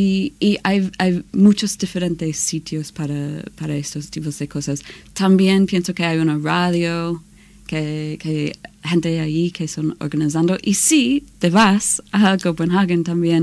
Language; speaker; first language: Spanish; non-native, learner; English